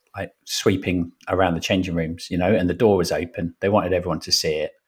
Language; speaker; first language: English; native; English